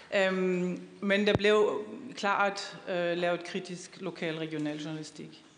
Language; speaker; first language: Danish; non-native, fluent; German